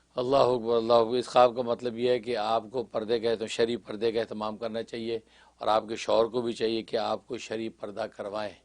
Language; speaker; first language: Urdu; native; Urdu